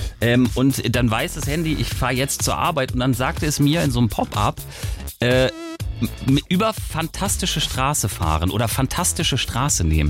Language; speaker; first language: German; native; German